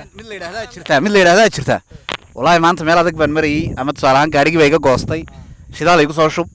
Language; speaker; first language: Somali; native; Somali